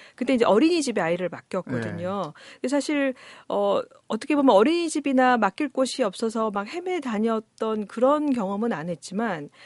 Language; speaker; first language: Korean; native; Korean